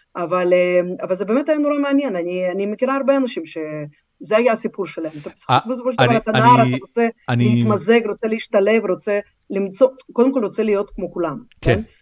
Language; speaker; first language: Hebrew; non-native, fluent; Russian